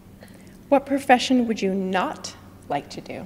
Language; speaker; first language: English; native; English